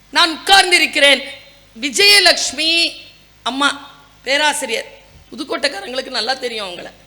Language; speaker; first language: Tamil; non-native, local second language; Urdu